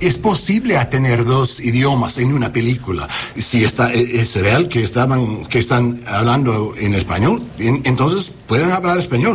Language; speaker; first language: Spanish; early bilingual, heritage; English